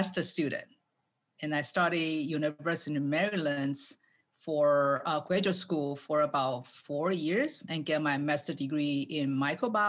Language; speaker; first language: English; non-native, fluent; Chinese